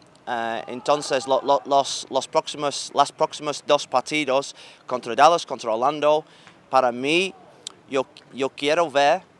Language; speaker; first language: Spanish; non-native, learner; English